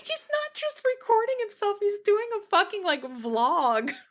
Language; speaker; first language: English; native; English